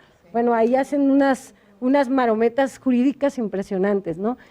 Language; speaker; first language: Spanish; native; Spanish